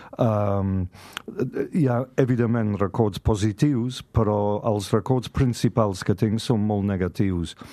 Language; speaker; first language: Catalan; non-native, fluent; English